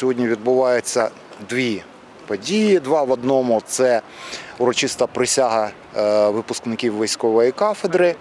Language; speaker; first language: Ukrainian; native; Ukrainian